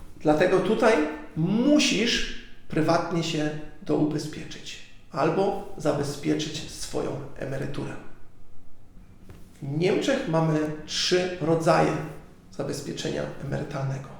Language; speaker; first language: Polish; early bilingual, heritage; Polish